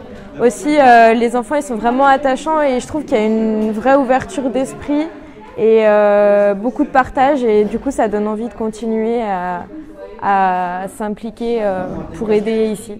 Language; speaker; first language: French; native; French